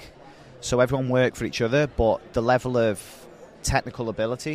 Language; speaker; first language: English; native; English